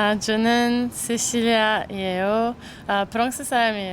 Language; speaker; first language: Korean; non-native, learner; French